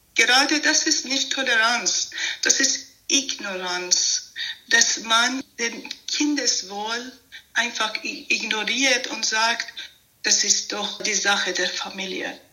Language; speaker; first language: German; non-native, fluent; Persian